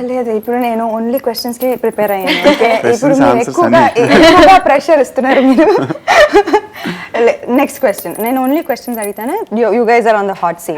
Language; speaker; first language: Telugu; non-native, fluent; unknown